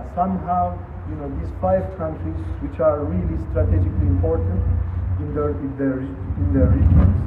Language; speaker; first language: English; non-native, fluent; Turkish